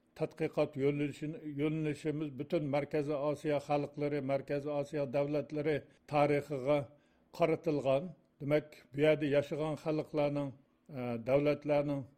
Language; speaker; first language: Uzbek; non-native, local second language; Uyghur